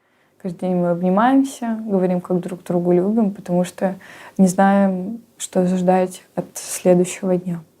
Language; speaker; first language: Russian; native; Russian